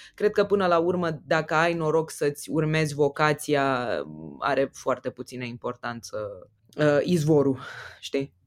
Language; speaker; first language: Romanian; native; Romanian